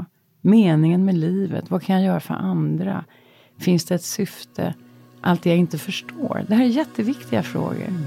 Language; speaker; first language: Swedish; native; Swedish